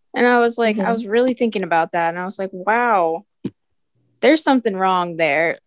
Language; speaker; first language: English; early bilingual, other home language; Filipino